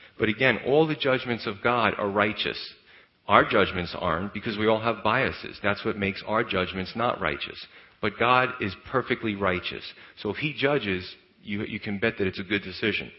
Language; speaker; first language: English; native; English